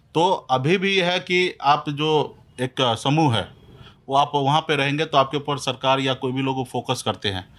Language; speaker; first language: Hindi; native; Hindi